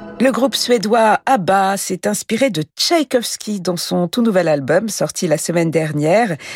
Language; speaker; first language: French; native; French